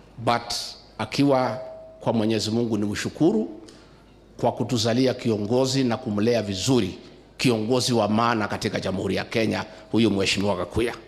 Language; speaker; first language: Swahili; non-native, local second language; Kikuyu